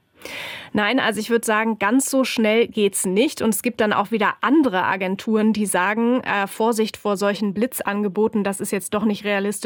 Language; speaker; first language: German; native; German